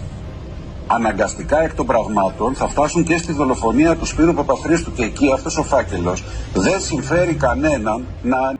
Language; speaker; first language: Greek; native; Greek